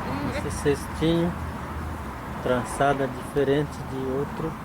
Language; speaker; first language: Portuguese; non-native, local second language; Guarani